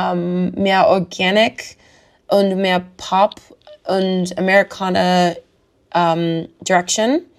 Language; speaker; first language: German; non-native, learner; English